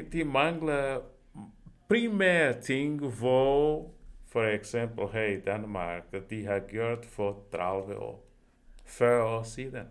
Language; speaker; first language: Danish; non-native, fluent; Portuguese